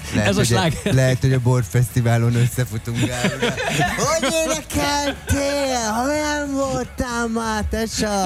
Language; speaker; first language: Hungarian; native; Hungarian